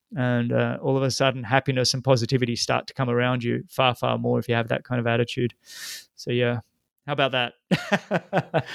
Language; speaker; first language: English; native; English